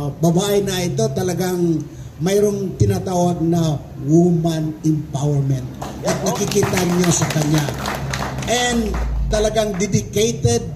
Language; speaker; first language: Filipino; native; Filipino